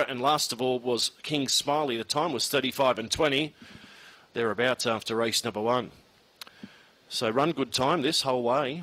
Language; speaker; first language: English; native; English